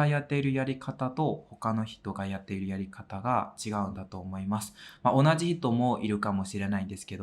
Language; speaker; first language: Japanese; non-native, fluent; Burmese